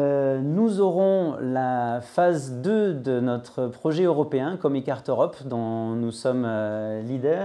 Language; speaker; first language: French; native; French